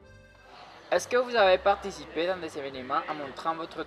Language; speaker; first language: French; non-native, learner; Spanish